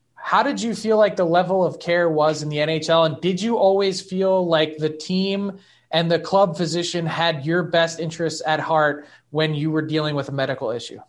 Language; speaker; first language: English; native; English